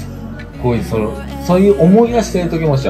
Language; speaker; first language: Japanese; native; Japanese